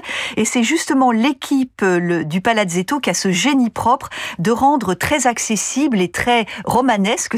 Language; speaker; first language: French; native; French